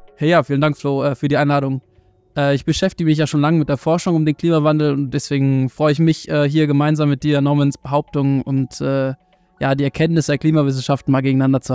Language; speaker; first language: German; native; German